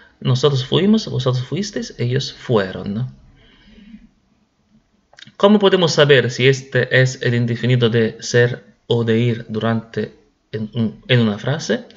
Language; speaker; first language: Spanish; non-native, fluent; Italian